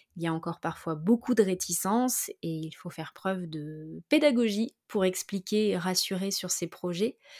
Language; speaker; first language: French; native; French